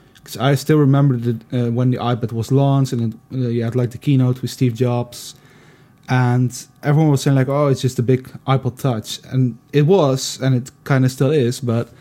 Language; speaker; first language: English; non-native, fluent; Dutch